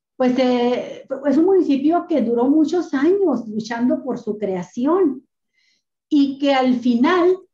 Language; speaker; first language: Spanish; native; Spanish